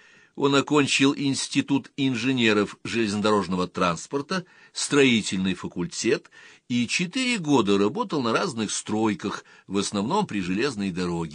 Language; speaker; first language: Russian; native; Russian